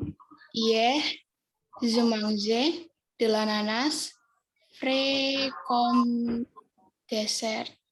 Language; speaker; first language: French; non-native, learner; Indonesian